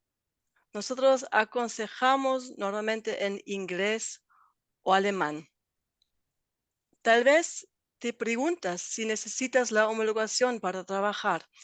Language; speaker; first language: Spanish; non-native, fluent; German